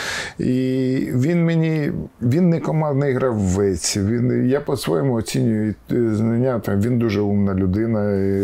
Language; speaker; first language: Ukrainian; non-native, local second language; Russian